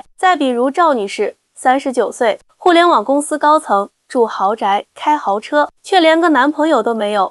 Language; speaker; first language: Chinese; native; Chinese